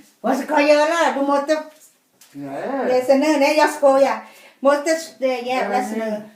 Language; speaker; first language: Swedish; non-native, learner; Thai